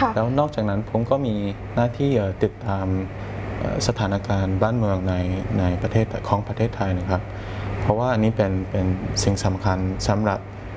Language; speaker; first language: Thai; non-native, fluent; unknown